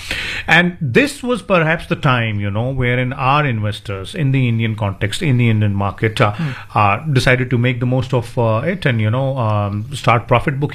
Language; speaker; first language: English; non-native, local second language; Hindi